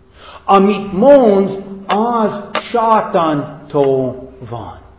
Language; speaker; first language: Hungarian; non-native, fluent; English